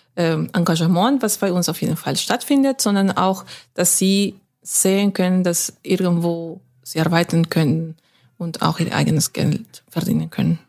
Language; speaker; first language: German; non-native, fluent; Spanish